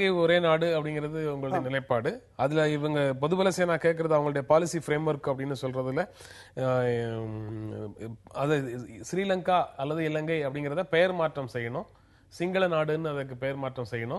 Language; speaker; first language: Tamil; native; Tamil